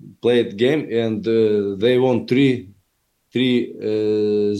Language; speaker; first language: English; non-native, learner; Russian